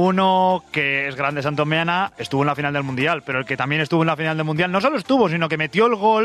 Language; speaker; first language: Spanish; native; Spanish